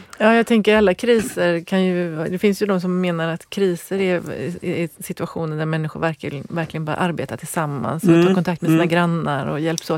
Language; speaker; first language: Swedish; native; Swedish